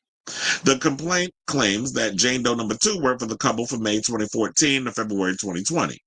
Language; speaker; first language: English; native; English